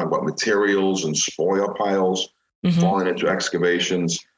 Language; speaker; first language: English; native; English